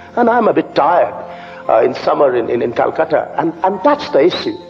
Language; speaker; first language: English; non-native, local second language; Bangla